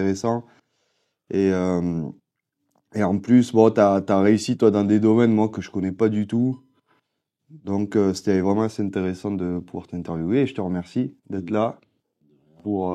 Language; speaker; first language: French; native; French